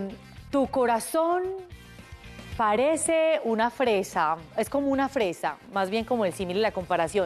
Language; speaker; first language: Spanish; native; Spanish